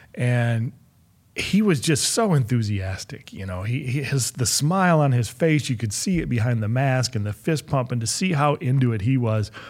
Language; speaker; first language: English; native; English